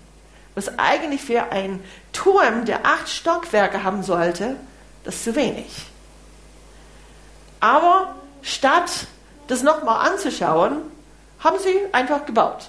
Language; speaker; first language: German; non-native, fluent; English